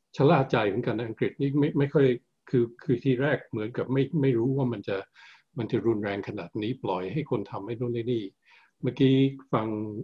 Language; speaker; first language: Thai; early bilingual, heritage; Thai